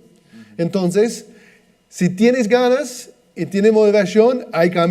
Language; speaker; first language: Spanish; non-native, fluent; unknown